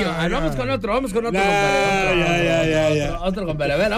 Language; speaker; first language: Spanish; native; Spanish